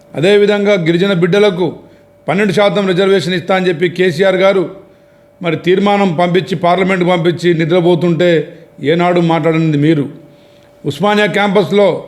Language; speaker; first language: Telugu; non-native, local second language; Lambadi